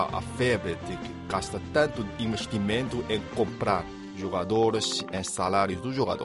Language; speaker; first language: Portuguese; non-native, fluent; Chinese